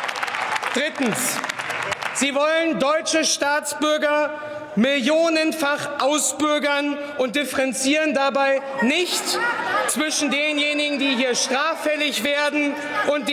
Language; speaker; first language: German; native; German